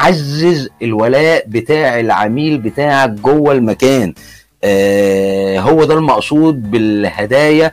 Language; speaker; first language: Arabic; native; Arabic